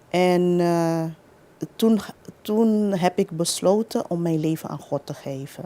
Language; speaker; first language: Dutch; non-native, local second language; Papiamento